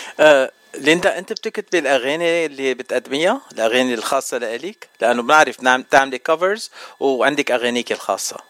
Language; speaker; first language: Arabic; native; Arabic